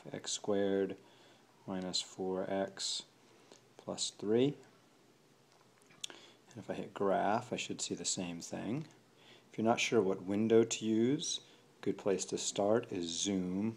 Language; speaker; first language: English; native; English